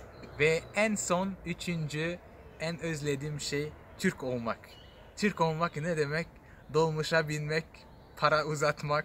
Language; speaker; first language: Turkish; non-native, fluent; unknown